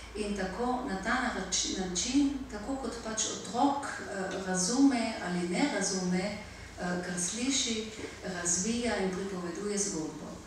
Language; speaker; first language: Slovenian; native; Slovenian